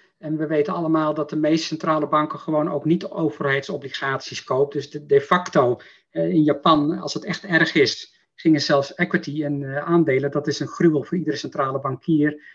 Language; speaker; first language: Dutch; native; Dutch